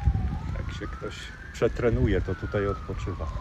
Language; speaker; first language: Polish; native; Polish